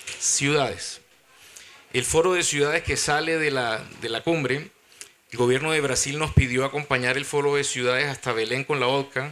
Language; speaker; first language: Spanish; native; Spanish